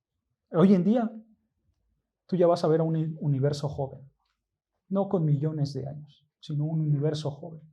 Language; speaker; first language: Spanish; native; Spanish